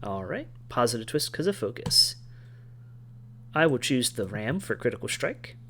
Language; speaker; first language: English; native; English